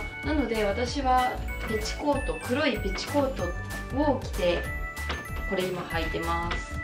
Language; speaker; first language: Japanese; native; Japanese